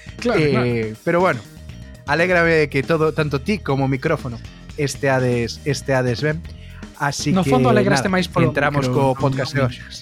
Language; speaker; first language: Galician; native; Galician